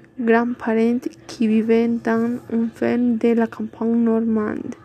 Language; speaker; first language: French; non-native, learner; Spanish